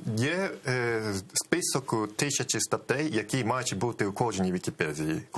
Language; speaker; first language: Ukrainian; non-native, fluent; Japanese